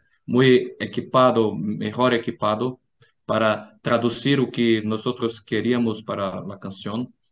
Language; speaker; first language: Spanish; non-native, fluent; Portuguese